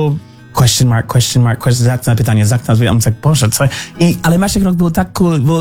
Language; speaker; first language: Polish; non-native, learner; English